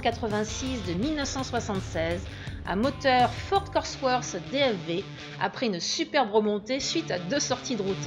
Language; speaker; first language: French; native; French